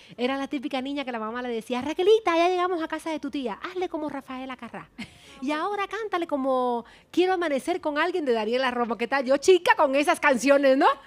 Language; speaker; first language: Spanish; native; Spanish